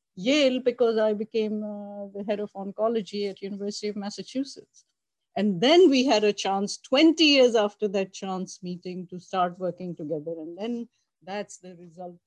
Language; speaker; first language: English; non-native, local second language; Urdu